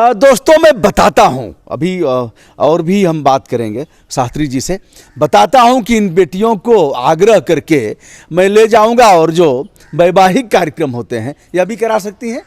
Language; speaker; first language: Hindi; native; Hindi